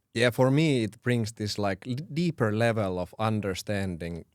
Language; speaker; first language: English; non-native, fluent; Finnish